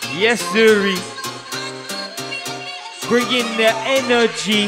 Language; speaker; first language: English; native; English